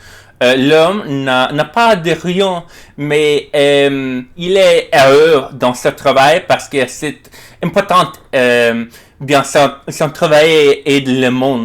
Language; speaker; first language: French; non-native, learner; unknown